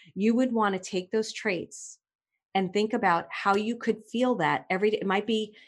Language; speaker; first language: English; native; English